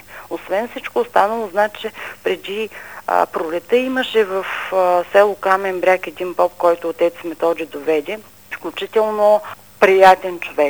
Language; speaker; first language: Bulgarian; native; Bulgarian